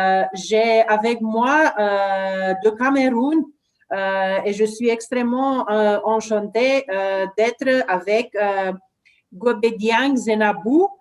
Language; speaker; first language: French; non-native, learner; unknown